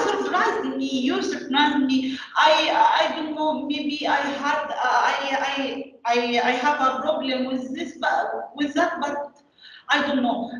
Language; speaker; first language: English; non-native, learner; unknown